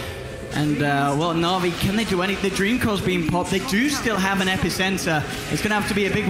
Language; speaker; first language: English; native; English